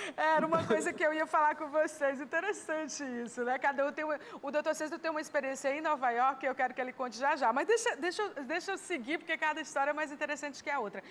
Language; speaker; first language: Portuguese; native; Portuguese